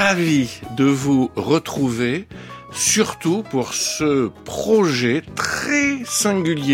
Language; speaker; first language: French; native; French